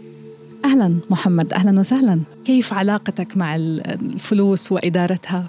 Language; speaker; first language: Arabic; native; Arabic